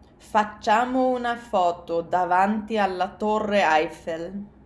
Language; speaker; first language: Italian; non-native, fluent; English